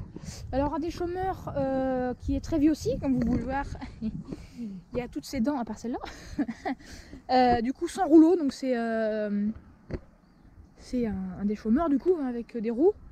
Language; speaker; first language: French; native; French